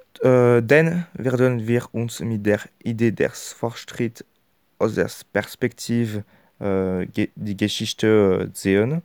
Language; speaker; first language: German; non-native, learner; French